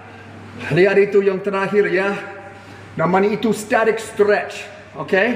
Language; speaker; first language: Indonesian; non-native, fluent; English